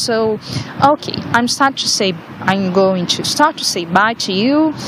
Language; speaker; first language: English; non-native, fluent; Portuguese